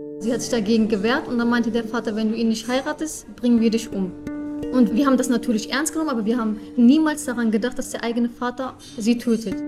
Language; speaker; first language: German; early bilingual, other home language; Kurdish